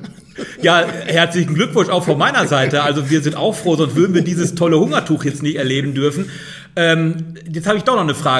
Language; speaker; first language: German; native; German